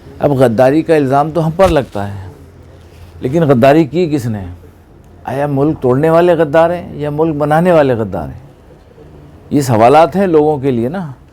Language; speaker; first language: Urdu; native; Urdu